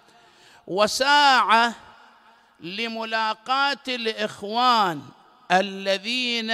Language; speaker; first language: Arabic; native; Arabic